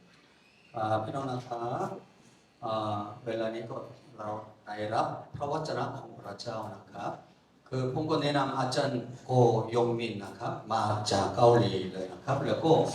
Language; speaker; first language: Thai; non-native, fluent; Korean